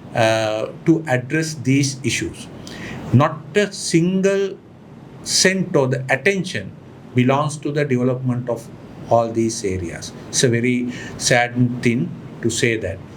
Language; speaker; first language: English; non-native, local second language; Sinhala